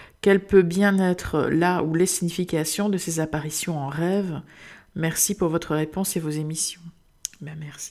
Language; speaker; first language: French; native; French